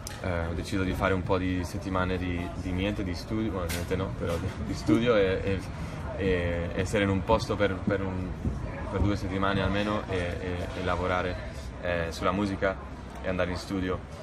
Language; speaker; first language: Italian; non-native, fluent; Spanish